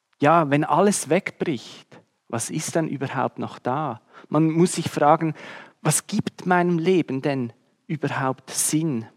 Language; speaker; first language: German; native; German